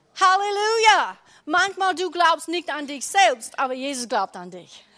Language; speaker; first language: German; non-native, learner; English